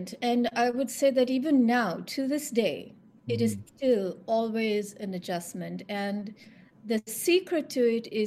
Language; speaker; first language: English; non-native, local second language; Sinhala